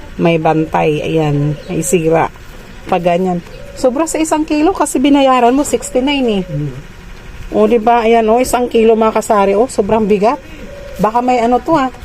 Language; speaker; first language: Filipino; non-native, local second language; Cebuano